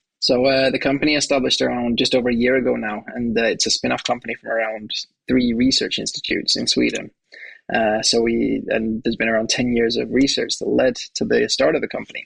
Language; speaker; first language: English; native; English